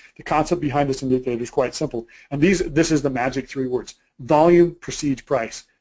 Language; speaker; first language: English; native; English